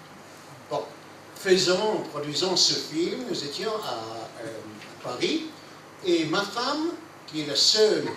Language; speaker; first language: French; non-native, fluent; English